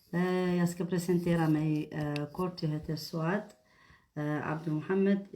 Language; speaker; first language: Swedish; non-native, fluent; Tigrinya